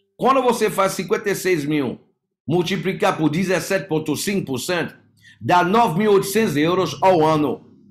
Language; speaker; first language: Portuguese; non-native, fluent; French